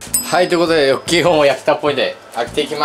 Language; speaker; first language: Japanese; native; Japanese